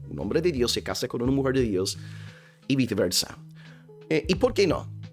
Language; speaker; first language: Spanish; non-native, fluent; English